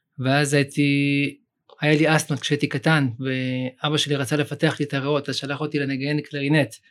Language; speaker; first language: Hebrew; early bilingual, other home language; Russian